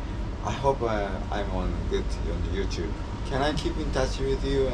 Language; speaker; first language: English; non-native, learner; Japanese